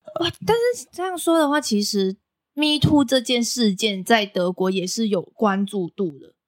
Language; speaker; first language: Chinese; non-native, local second language; Cantonese